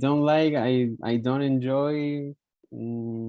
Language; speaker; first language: English; non-native, learner; Spanish